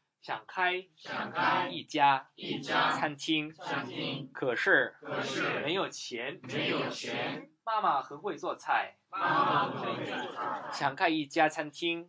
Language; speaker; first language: Chinese; non-native, fluent; Korean